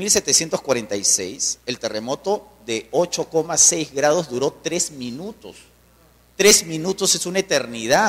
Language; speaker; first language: Spanish; native; Spanish